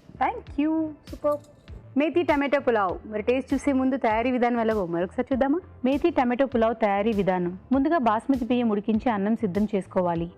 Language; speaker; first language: Telugu; native; Telugu